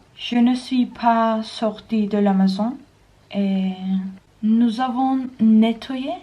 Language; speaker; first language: French; non-native, learner; Turkish